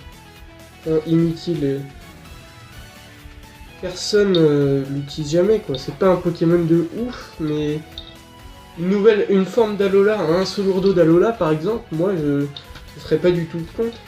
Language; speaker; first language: French; native; French